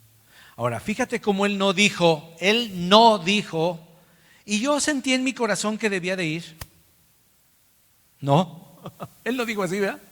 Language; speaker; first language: Spanish; native; Spanish